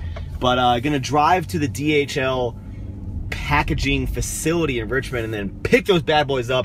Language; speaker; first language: English; native; English